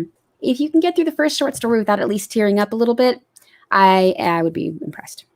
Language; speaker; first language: English; native; English